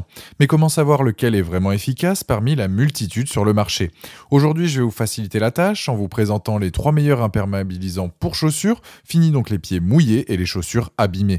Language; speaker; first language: French; native; French